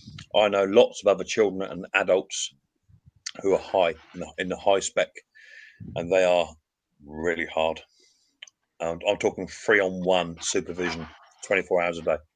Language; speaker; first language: English; native; English